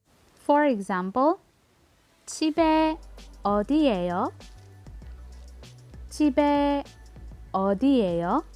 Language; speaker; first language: Korean; non-native, learner; Filipino